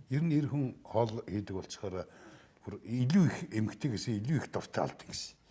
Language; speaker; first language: Mongolian; native; Mongolian